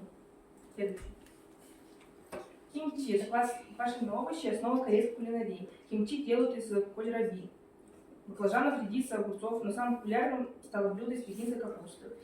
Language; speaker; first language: Russian; native; Russian